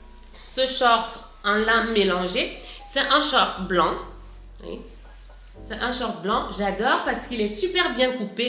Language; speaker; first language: French; native; French